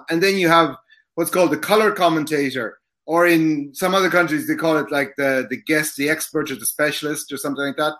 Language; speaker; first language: English; native; English